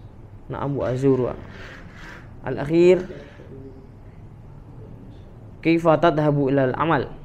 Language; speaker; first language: Arabic; non-native, fluent; Indonesian